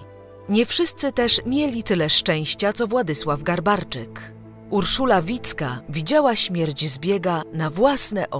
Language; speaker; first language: Polish; native; Polish